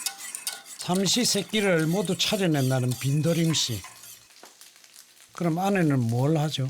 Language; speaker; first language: Korean; native; Korean